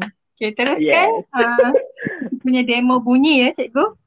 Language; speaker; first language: Malay; native; Malay